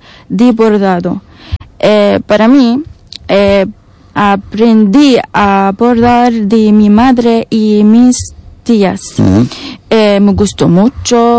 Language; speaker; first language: Spanish; non-native, learner; Arabic